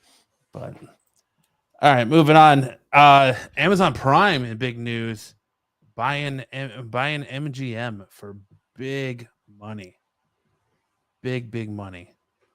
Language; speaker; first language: English; native; English